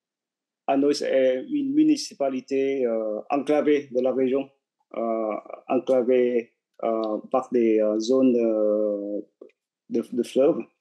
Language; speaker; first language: French; non-native, fluent; Vietnamese